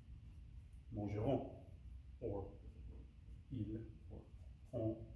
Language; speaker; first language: French; non-native, learner; English